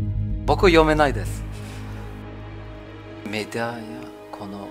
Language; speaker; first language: Japanese; non-native, learner; German